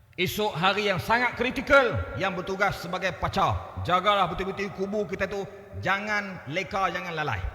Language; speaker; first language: Malay; native; Malay